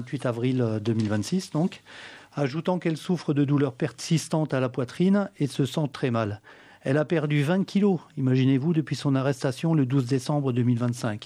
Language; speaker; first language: French; native; French